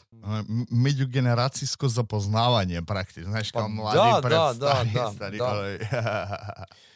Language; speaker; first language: Macedonian; native; Macedonian